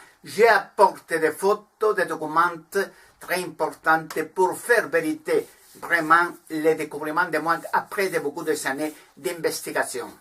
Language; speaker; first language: French; non-native, learner; Spanish